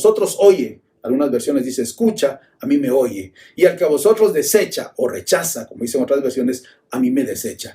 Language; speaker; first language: Spanish; native; Spanish